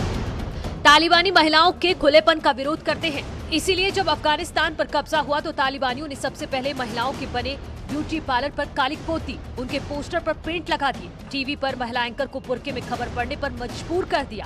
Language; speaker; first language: Hindi; native; Hindi